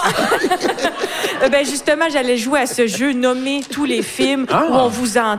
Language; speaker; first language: French; native; French